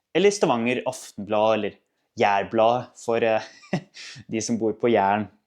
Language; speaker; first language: Norwegian; native; Norwegian